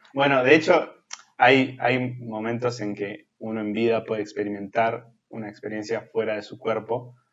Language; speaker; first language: Spanish; native; Spanish